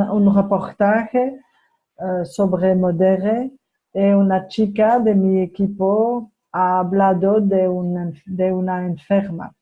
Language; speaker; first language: Spanish; non-native, fluent; French